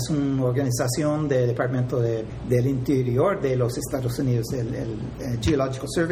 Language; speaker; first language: Spanish; non-native, fluent; English